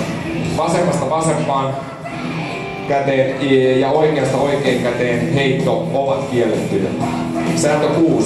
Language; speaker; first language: Finnish; native; Finnish